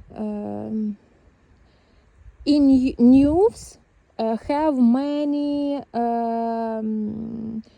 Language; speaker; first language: English; non-native, learner; Ukrainian